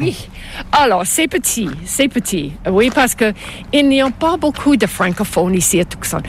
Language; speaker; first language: French; non-native, local second language; English